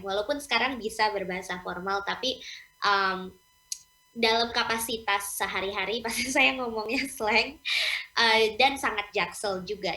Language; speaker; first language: Indonesian; non-native, local second language; English